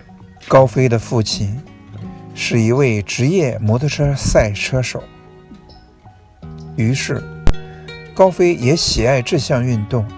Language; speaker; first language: Chinese; native; Chinese